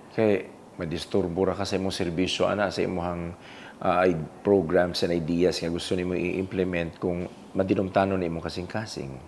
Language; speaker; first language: Cebuano; native; Cebuano